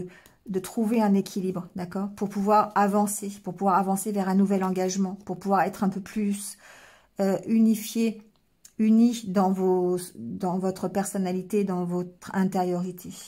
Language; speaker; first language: French; native; French